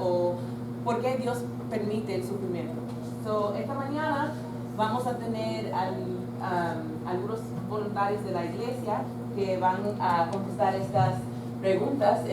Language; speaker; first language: Spanish; early bilingual, heritage; Spanish